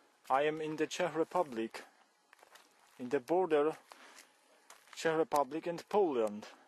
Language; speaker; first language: English; non-native, learner; Polish